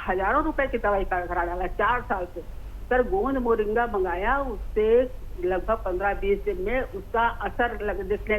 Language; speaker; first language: Hindi; native; Hindi